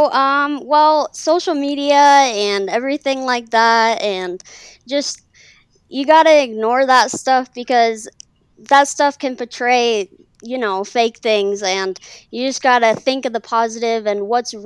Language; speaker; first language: English; native; English